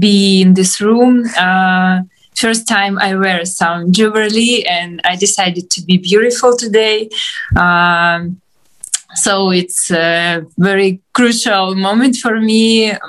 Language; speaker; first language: English; non-native, fluent; Ukrainian